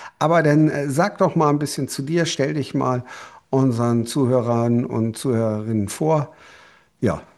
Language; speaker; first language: German; native; German